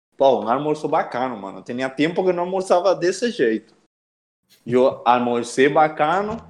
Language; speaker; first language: Portuguese; non-native, fluent; Spanish